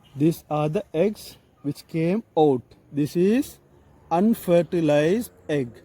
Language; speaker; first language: English; non-native, local second language; Tamil